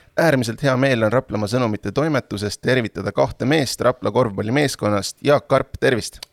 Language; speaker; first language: Estonian; native; Estonian